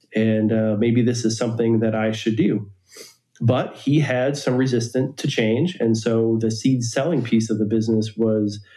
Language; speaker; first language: English; native; English